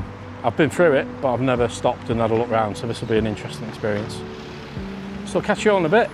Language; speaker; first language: English; native; English